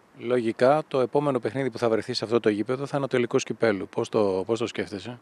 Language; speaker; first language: Greek; native; Greek